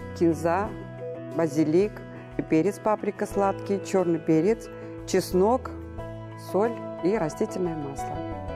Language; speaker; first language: Russian; non-native, local second language; Armenian